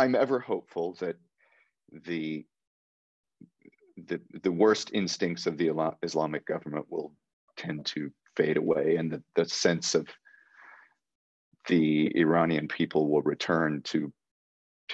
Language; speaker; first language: English; native; English